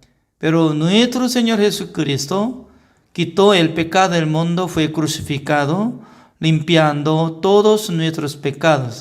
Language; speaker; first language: Spanish; non-native, learner; Korean